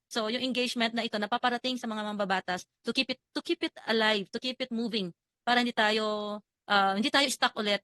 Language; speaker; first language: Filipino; native; Filipino